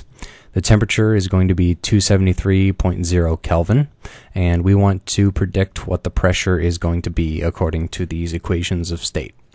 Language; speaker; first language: English; native; English